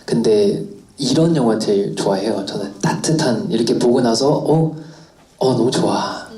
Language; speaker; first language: Korean; non-native, fluent; English